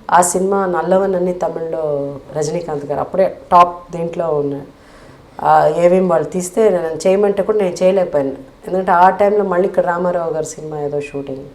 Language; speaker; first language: Telugu; native; Telugu